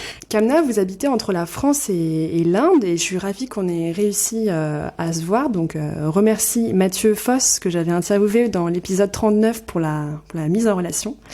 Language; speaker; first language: French; native; French